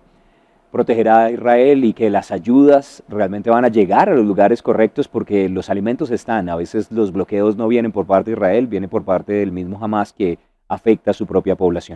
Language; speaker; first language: Spanish; native; Spanish